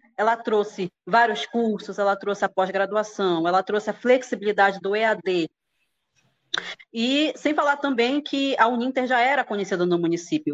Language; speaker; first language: Portuguese; native; Portuguese